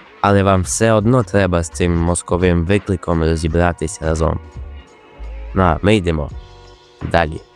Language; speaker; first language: Ukrainian; native; Ukrainian